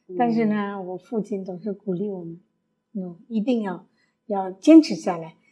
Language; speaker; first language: Chinese; early bilingual, other home language; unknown